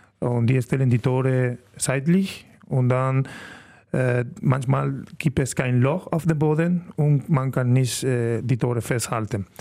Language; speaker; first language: German; non-native, learner; Spanish